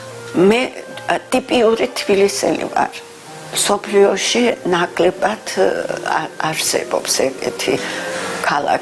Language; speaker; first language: Georgian; early bilingual, heritage; Georgian